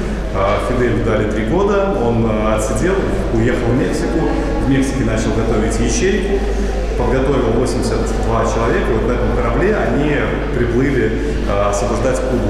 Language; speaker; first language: Russian; native; Russian